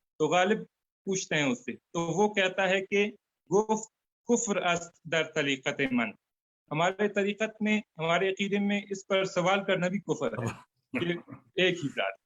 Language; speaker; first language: Urdu; non-native, fluent; Turkmen